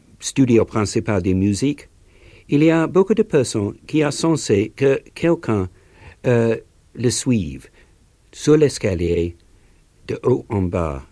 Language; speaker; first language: French; non-native, learner; English